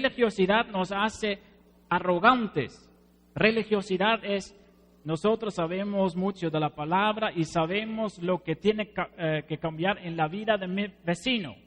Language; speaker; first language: Spanish; non-native, fluent; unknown